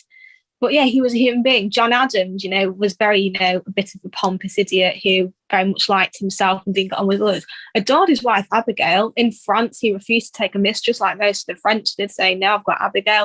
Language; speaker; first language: English; native; English